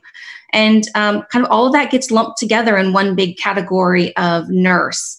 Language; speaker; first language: English; native; English